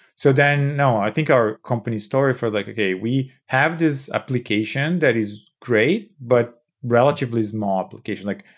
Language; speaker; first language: English; non-native, fluent; Portuguese